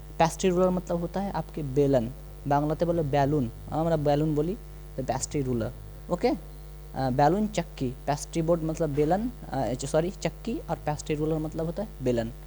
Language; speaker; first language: Hindi; non-native, local second language; Bangla